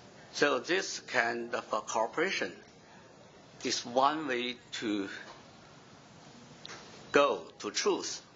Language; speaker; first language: English; non-native, fluent; Chinese